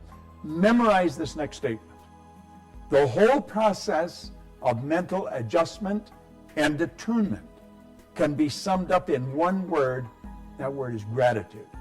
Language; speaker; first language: English; native; English